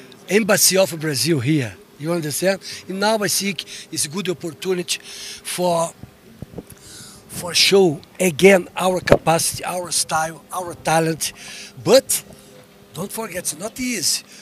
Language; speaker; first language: English; non-native, learner; Portuguese